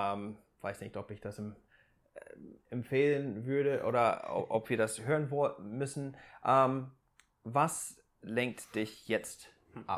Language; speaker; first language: German; non-native, fluent; English